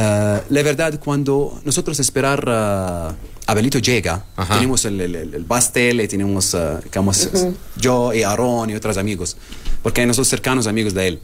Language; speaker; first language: Spanish; non-native, learner; Arabic